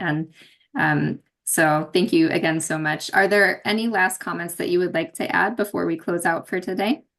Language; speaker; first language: English; native; English